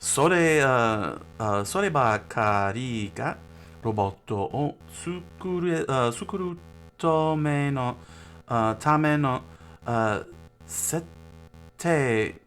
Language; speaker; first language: Japanese; non-native, learner; English